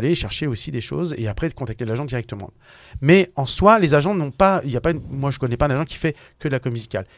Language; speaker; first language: French; native; French